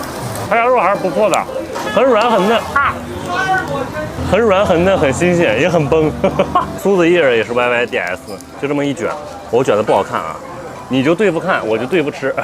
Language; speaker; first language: Chinese; native; Chinese